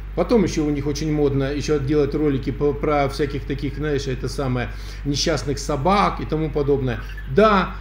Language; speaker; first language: Russian; native; Russian